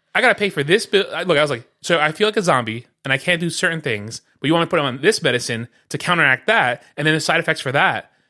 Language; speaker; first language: English; early bilingual, other home language; Spanish